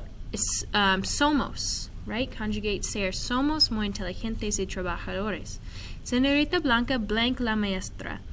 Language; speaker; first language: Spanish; non-native, fluent; English